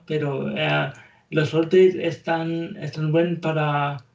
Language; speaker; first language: Spanish; non-native, learner; German